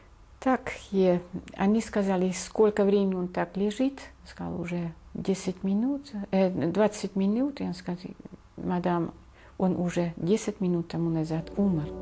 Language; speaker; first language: Russian; non-native, fluent; Dutch